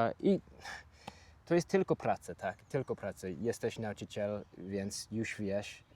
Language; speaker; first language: Polish; non-native, learner; English